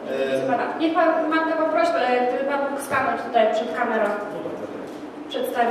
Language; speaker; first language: Polish; native; Polish